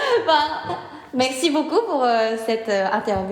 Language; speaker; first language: French; non-native, learner; Korean